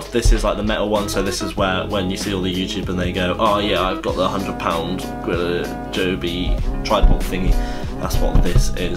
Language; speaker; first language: English; native; English